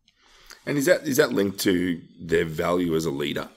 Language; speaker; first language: English; native; English